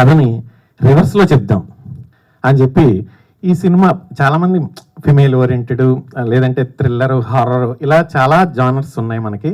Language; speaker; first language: Telugu; native; Telugu